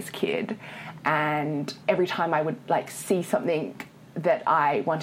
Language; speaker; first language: English; native; English